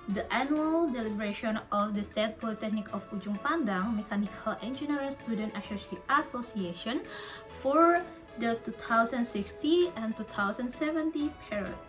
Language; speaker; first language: English; non-native, fluent; Indonesian